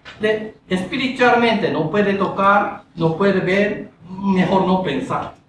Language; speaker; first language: Spanish; non-native, learner; Japanese